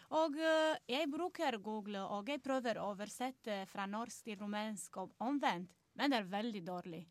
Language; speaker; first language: Norwegian; non-native, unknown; Romanian